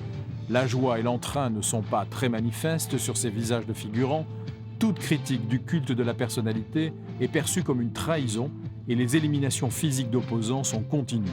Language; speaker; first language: French; native; French